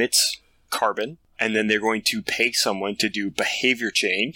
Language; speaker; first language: English; native; English